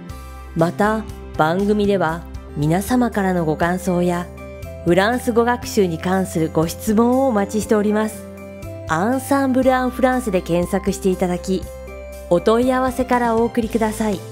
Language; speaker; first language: Japanese; native; Japanese